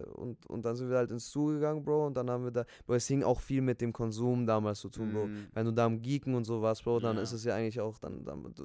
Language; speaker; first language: German; early bilingual, other home language; Spanish